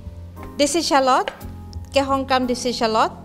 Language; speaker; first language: French; non-native, fluent; Thai